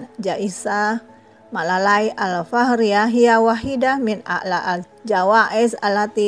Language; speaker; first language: Arabic; non-native, fluent; Indonesian